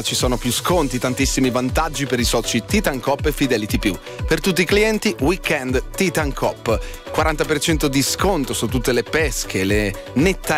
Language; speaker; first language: Italian; native; Italian